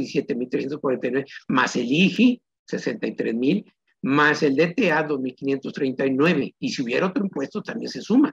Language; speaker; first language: Spanish; native; Spanish